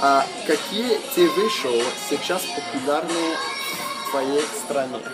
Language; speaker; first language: Russian; non-native, fluent; English